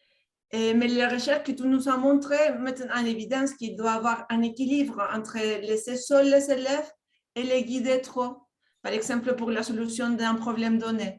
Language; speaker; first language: French; non-native, fluent; Spanish